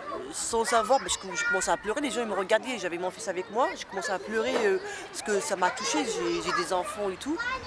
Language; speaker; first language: French; non-native, local second language; Arabic